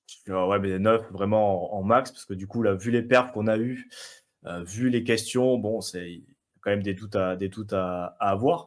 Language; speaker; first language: French; native; French